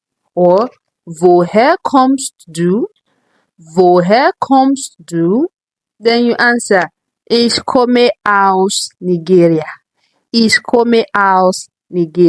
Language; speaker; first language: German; non-native, learner; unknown